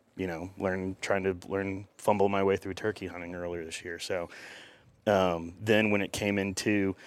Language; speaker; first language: English; native; English